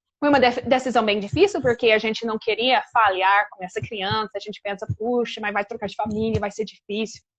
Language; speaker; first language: Portuguese; non-native, fluent; English